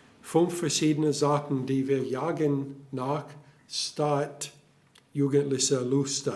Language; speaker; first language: German; non-native, fluent; English